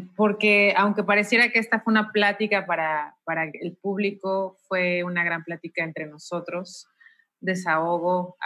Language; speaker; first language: Spanish; native; Spanish